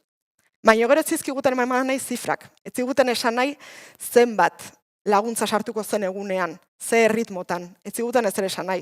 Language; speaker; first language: Basque; native; Basque